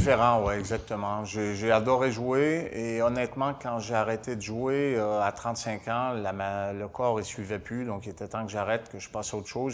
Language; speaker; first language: French; native; French